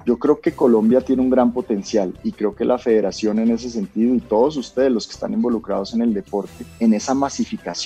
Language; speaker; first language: Spanish; native; Spanish